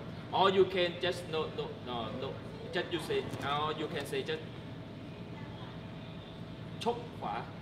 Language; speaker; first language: English; non-native, learner; Thai